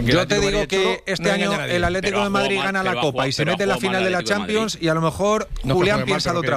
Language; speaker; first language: Spanish; native; Spanish